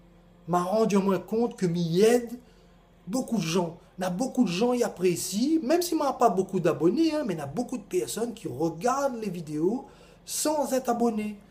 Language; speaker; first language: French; non-native, local second language; Réunion Creole French